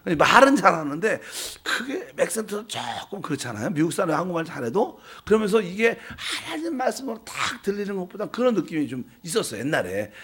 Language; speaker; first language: Korean; native; Korean